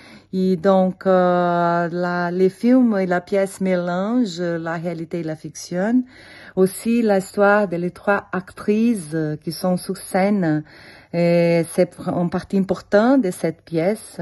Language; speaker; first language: French; non-native, fluent; Portuguese